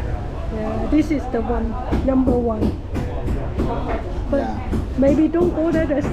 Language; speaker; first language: English; non-native, local second language; Cantonese